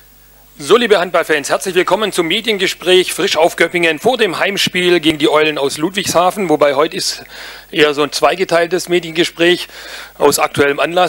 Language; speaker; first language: German; native; German